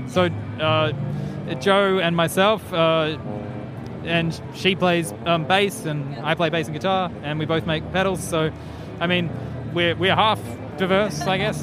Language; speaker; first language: English; native; English